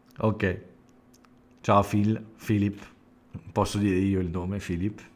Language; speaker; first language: Italian; native; Italian